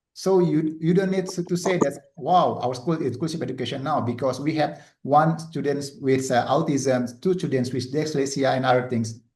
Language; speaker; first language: English; non-native, learner; Indonesian